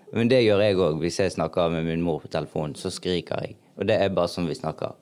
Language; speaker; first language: Norwegian; early bilingual, other home language; Arabic